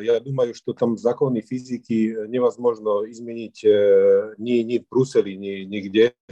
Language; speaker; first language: Russian; non-native, learner; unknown